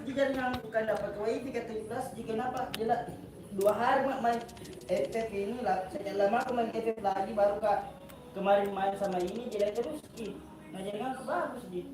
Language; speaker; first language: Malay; non-native, local second language; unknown